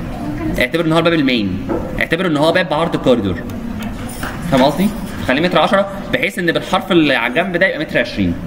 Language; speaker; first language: Arabic; native; Arabic